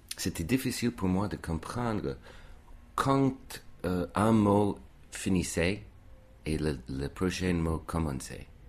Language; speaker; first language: French; non-native, fluent; English